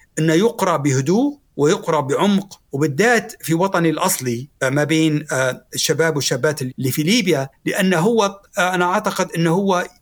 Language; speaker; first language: Arabic; native; Arabic